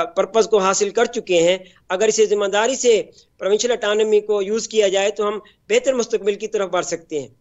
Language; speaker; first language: Urdu; native; Urdu